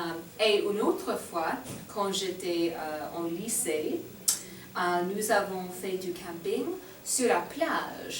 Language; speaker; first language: French; non-native, fluent; English